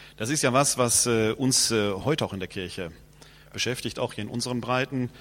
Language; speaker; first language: German; native; German